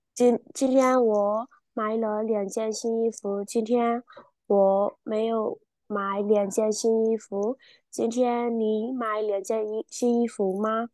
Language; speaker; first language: Chinese; non-native, learner; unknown